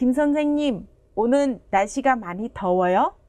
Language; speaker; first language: Korean; non-native, fluent; Vietnamese